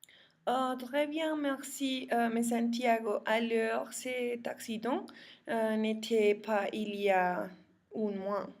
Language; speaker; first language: French; non-native, learner; Spanish